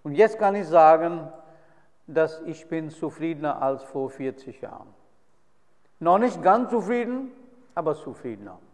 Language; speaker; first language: German; non-native, fluent; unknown